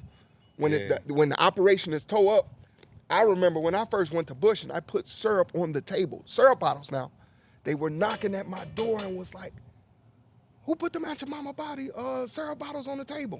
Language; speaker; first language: English; native; English